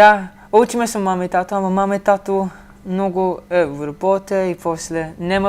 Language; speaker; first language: Macedonian; early bilingual, heritage; Macedonian